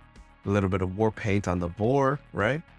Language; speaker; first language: English; native; English